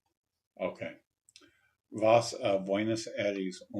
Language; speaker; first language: Spanish; non-native, learner; English